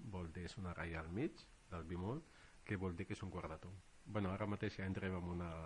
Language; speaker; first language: Catalan; non-native, fluent; Arabic